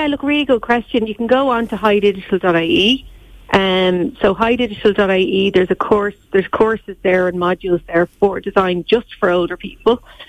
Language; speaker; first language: English; native; English